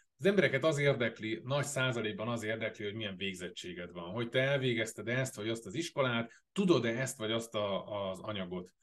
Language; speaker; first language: Hungarian; native; Hungarian